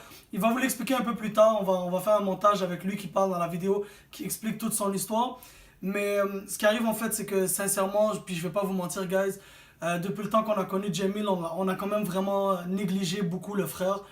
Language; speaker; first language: French; native; French